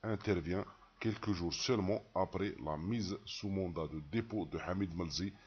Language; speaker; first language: French; non-native, local second language; Arabic